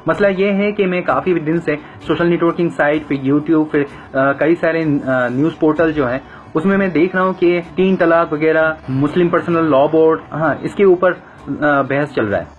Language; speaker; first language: Hindi; non-native, fluent; Bangla